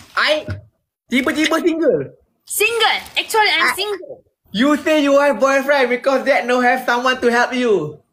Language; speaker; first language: English; non-native, learner; Malay